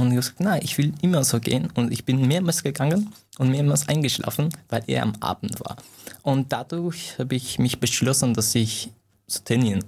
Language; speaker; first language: German; non-native, fluent; Persian